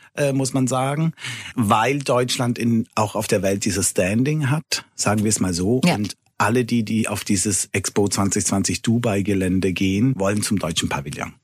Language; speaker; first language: German; non-native, fluent; Italian